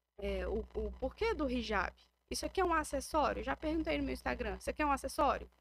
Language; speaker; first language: Portuguese; native; Portuguese